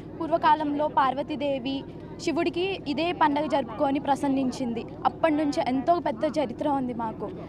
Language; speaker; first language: Telugu; non-native, local second language; Lambadi